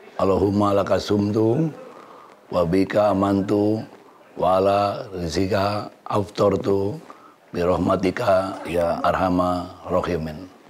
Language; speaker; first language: Indonesian; native; Indonesian